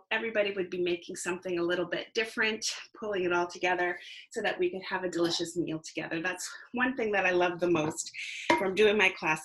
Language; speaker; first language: English; native; English